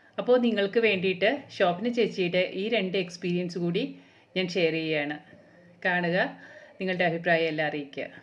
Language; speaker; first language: Malayalam; native; Malayalam